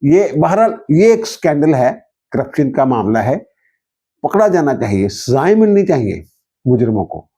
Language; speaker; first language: Urdu; non-native, local second language; Punjabi